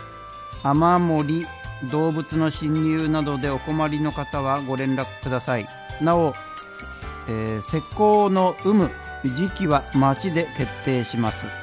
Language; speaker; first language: Japanese; native; Japanese